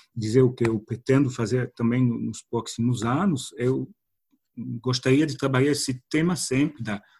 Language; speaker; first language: Portuguese; non-native, fluent; French